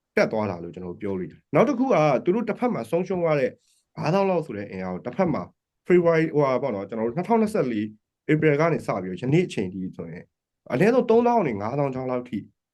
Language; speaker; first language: Burmese; native; Burmese